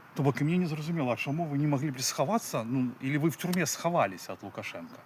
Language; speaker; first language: Russian; non-native, local second language; Belarusian